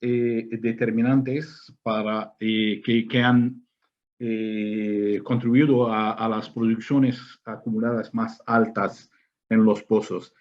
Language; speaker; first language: Spanish; non-native, fluent; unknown